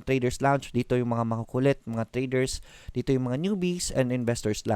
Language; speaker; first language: Filipino; native; Filipino